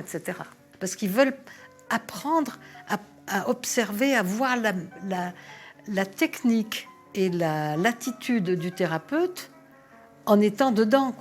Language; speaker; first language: French; native; French